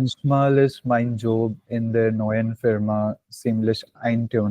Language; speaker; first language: German; non-native, learner; Hindi